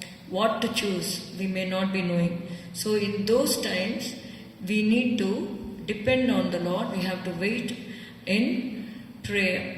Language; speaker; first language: English; non-native, local second language; Tamil